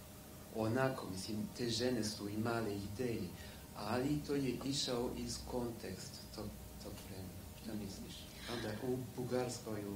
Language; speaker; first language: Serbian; non-native, learner; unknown